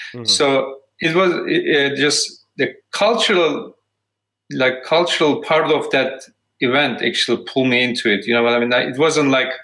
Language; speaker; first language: English; non-native, fluent; Turkish